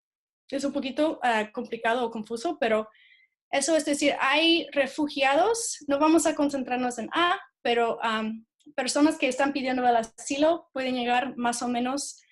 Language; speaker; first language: Spanish; non-native, fluent; English